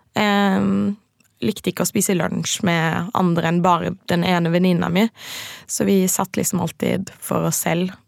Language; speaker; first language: Norwegian; native; Norwegian